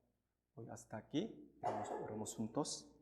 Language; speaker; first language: Spanish; non-native, fluent; Korean